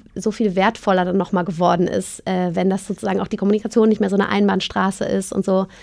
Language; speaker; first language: German; native; German